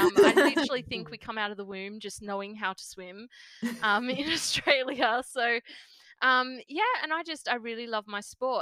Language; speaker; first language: English; native; English